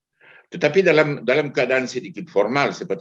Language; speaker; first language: Indonesian; non-native, fluent; French